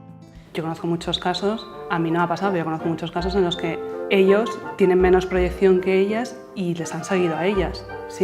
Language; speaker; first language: Spanish; native; Spanish